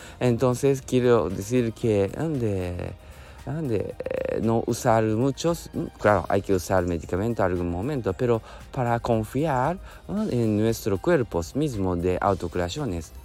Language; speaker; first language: Spanish; non-native, learner; Japanese